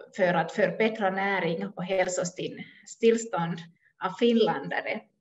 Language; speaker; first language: Swedish; non-native, local second language; Finnish